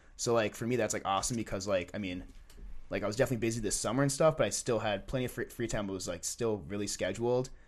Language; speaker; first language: English; native; English